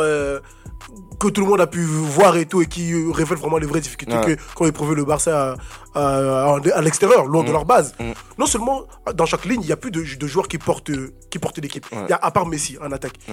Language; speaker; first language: French; native; French